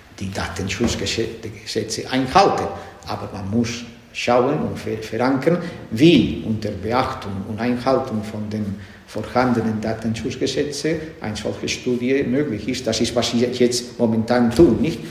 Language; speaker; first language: German; non-native, fluent; Spanish